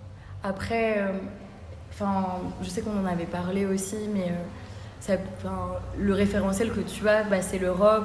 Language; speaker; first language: French; native; French